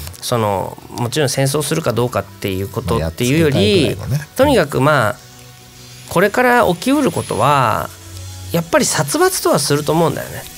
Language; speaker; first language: Japanese; native; Japanese